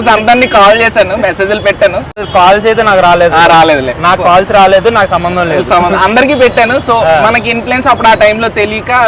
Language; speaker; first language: Telugu; early bilingual, other home language; Burmese